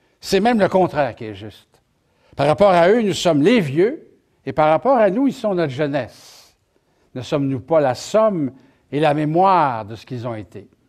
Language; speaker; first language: French; native; French